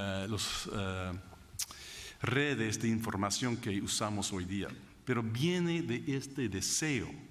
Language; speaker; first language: Spanish; non-native, fluent; English